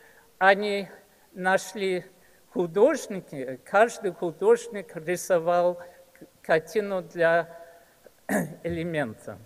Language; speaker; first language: Russian; early bilingual, heritage; English